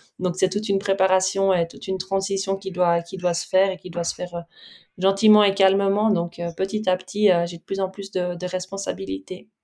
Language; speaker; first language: French; native; French